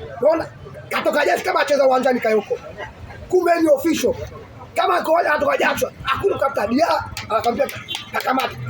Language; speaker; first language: Swahili; native; Swahili